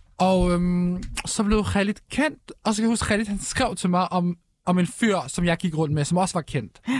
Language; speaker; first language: Danish; early bilingual, other home language; Arabic